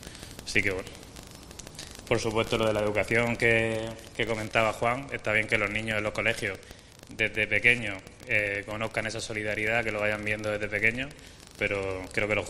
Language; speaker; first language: Spanish; native; Spanish